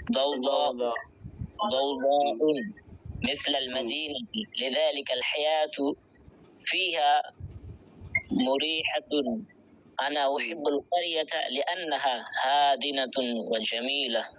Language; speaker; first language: Arabic; non-native, learner; Bangla